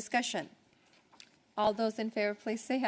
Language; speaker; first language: English; native; English